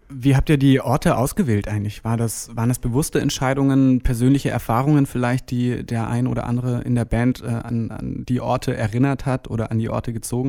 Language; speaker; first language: German; native; German